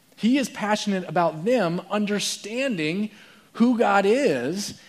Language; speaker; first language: English; native; English